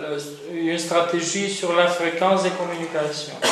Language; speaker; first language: French; non-native, fluent; Romanian